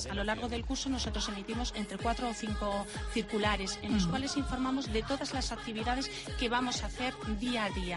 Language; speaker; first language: Spanish; native; Spanish